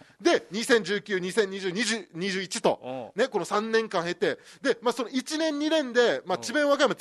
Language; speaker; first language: Japanese; native; Japanese